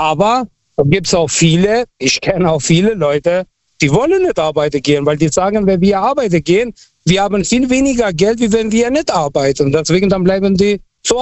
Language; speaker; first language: German; non-native, fluent; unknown